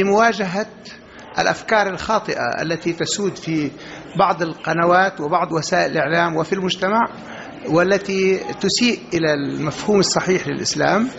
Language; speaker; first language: Arabic; native; Arabic